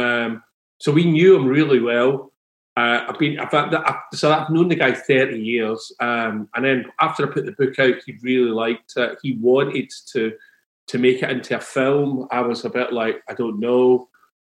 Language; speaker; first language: English; native; English